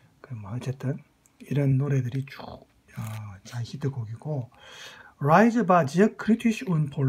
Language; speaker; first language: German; non-native, fluent; Korean